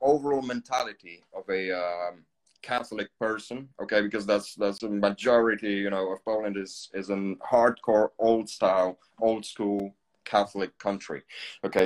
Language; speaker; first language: English; non-native, fluent; Polish